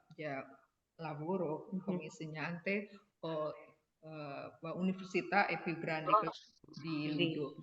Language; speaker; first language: Italian; non-native, learner; Indonesian